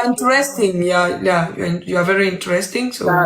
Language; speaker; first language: English; non-native, learner; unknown